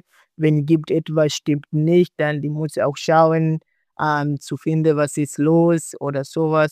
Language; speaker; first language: German; non-native, learner; Swahili